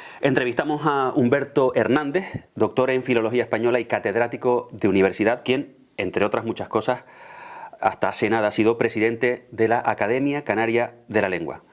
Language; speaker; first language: Spanish; native; Spanish